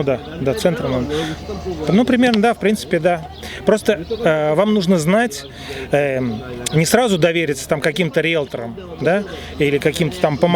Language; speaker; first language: Russian; native; Russian